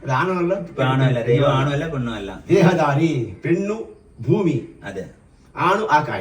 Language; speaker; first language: Malayalam; non-native, learner; Kannada